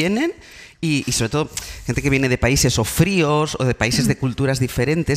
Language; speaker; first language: Spanish; native; Spanish